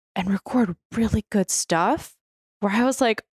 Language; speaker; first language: English; early bilingual, other home language; Russian